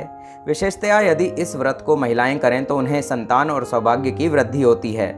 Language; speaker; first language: Hindi; native; Hindi